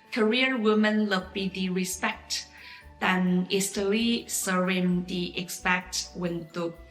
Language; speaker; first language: Indonesian; non-native, fluent; Chinese